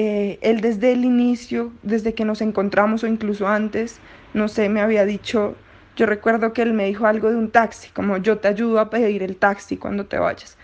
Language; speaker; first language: Spanish; native; Spanish